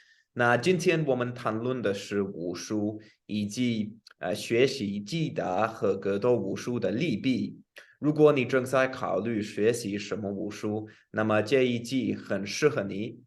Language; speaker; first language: Chinese; non-native, fluent; English